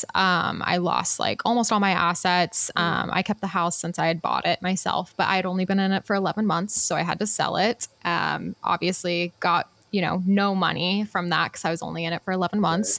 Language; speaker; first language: English; native; English